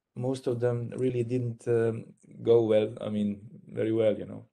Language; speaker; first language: English; non-native, fluent; Slovenian